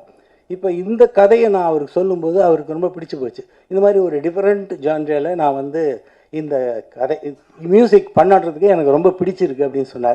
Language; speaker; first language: Tamil; native; Tamil